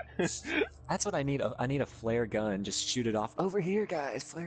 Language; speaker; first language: English; native; English